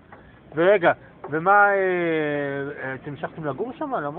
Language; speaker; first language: Hebrew; native; Hebrew